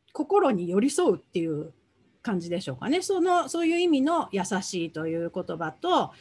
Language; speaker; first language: Japanese; native; Japanese